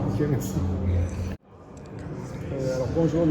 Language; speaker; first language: French; native; French